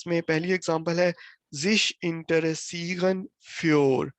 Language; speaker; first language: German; non-native, fluent; Urdu